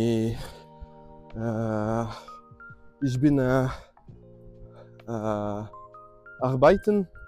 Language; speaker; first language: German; non-native, learner; French